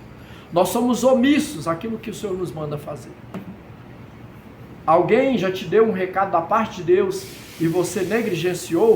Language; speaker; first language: Portuguese; native; Portuguese